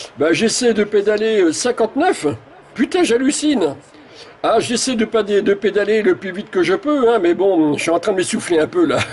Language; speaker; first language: French; native; French